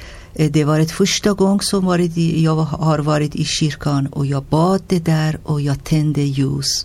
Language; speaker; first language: Swedish; non-native, learner; Persian